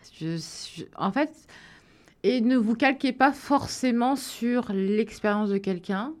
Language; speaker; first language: French; early bilingual, other home language; Wolof